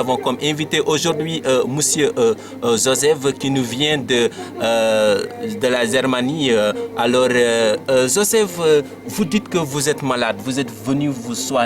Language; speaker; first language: French; non-native, local second language; Wolof